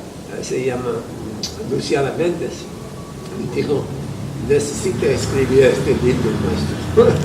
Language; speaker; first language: Spanish; non-native, fluent; English